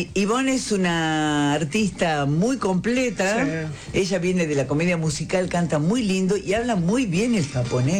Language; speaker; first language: Spanish; native; Spanish